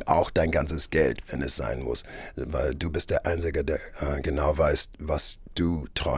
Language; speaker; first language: German; non-native, fluent; English